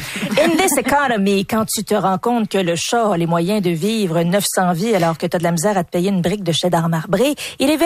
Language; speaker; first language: French; native; French